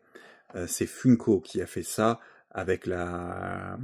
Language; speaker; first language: French; native; French